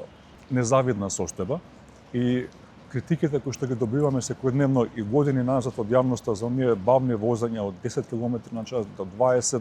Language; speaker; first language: Macedonian; native; Macedonian